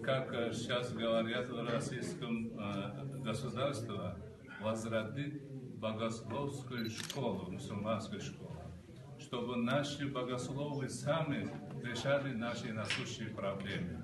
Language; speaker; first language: Russian; non-native, local second language; Uzbek